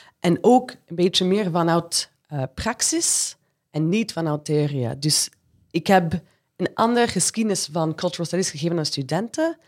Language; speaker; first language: Dutch; non-native, fluent; English